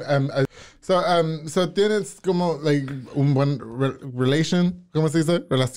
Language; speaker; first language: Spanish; early bilingual, heritage; English